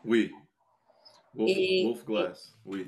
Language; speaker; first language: French; non-native, learner; English